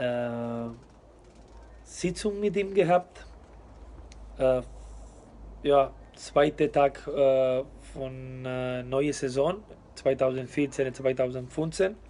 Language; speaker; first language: German; non-native, learner; Spanish